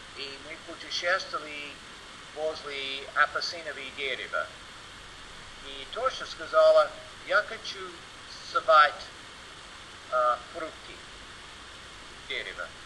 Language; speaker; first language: Russian; non-native, learner; English